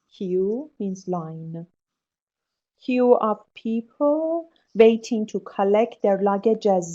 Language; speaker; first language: English; non-native, fluent; Persian